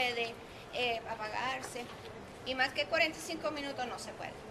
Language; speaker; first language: Spanish; non-native, fluent; Italian